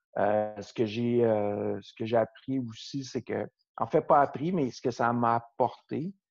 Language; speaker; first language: French; native; French